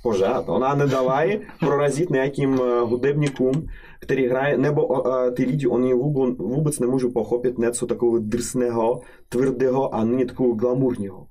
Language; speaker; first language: Czech; non-native, fluent; Russian